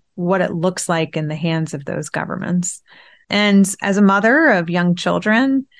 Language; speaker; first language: English; early bilingual, other home language; Persian